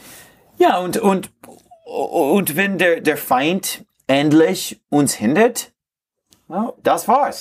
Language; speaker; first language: German; non-native, fluent; English